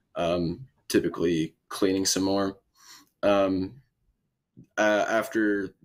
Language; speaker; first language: English; native; English